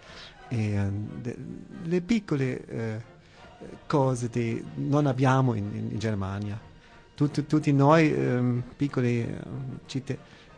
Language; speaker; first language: Italian; non-native, learner; German